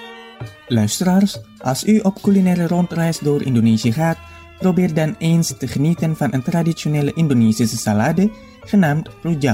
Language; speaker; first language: Dutch; non-native, fluent; Indonesian